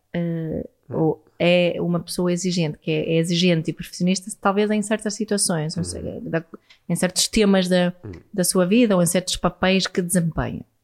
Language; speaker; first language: Portuguese; non-native, fluent; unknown